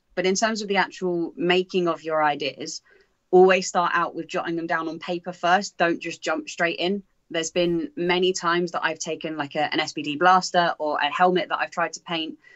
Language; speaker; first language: English; native; English